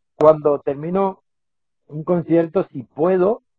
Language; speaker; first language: Spanish; native; Spanish